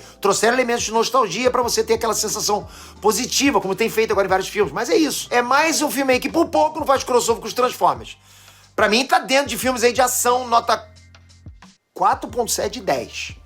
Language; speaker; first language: Portuguese; native; Portuguese